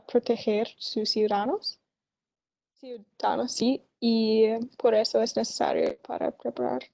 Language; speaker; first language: Spanish; non-native, learner; English